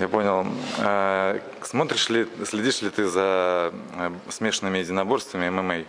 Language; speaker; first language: Russian; native; Russian